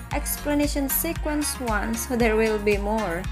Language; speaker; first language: English; non-native, fluent; Indonesian